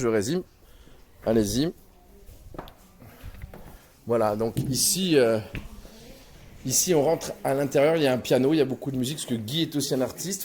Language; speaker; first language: French; native; French